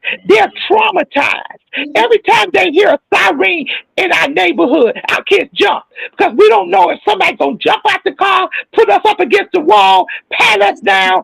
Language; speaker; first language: English; native; English